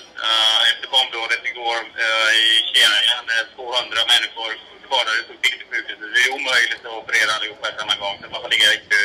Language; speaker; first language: Swedish; native; Swedish